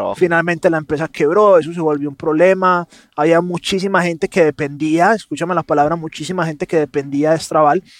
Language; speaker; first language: Spanish; native; Spanish